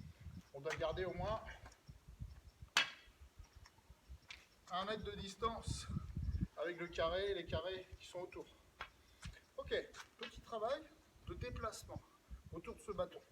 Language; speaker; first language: French; native; French